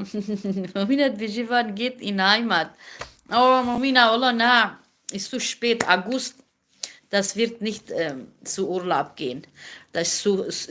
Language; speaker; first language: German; non-native, learner; Kurdish